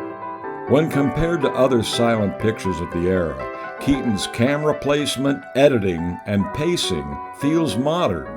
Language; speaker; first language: English; native; English